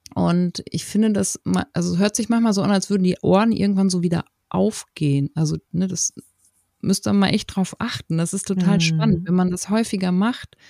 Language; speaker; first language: German; native; German